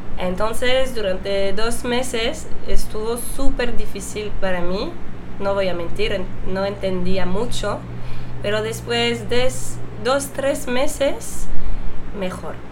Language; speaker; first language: Spanish; non-native, fluent; French